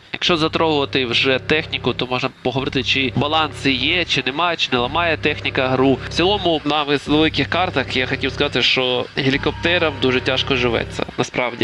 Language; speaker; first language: Ukrainian; non-native, local second language; Russian